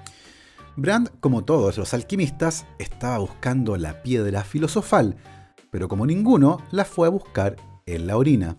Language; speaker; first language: Spanish; native; Spanish